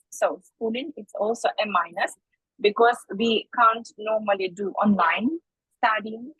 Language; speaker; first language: English; non-native, fluent; Ukrainian